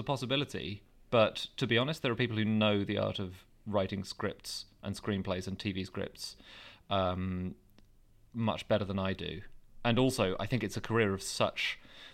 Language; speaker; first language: English; native; English